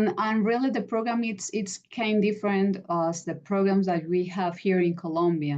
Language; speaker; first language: English; non-native, fluent; Spanish